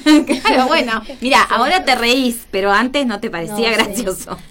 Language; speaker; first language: Spanish; native; Spanish